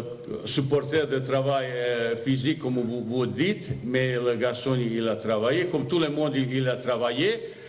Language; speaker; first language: French; non-native, fluent; Bosnian